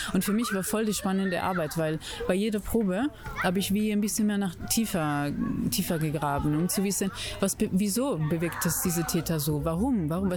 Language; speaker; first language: German; non-native, fluent; Italian